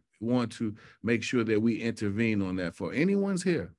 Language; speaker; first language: English; native; English